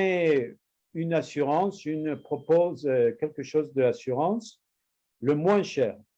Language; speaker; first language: French; non-native, learner; Spanish